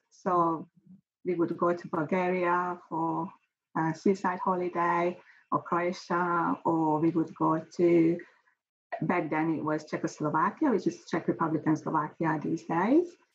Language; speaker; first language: English; non-native, fluent; Hungarian